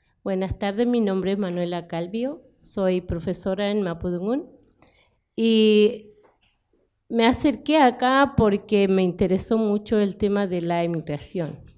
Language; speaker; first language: Spanish; non-native, local second language; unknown